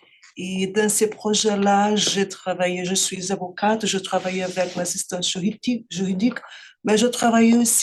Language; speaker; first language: French; non-native, fluent; Portuguese